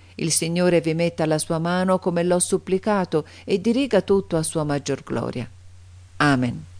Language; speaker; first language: Italian; native; Italian